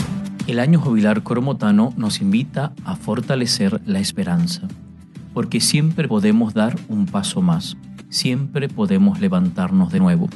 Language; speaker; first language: Spanish; native; Spanish